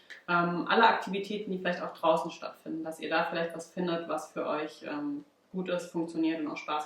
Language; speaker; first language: German; native; German